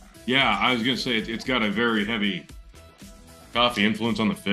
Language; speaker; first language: English; native; English